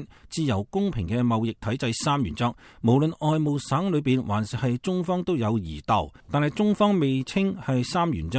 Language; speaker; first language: Chinese; native; Chinese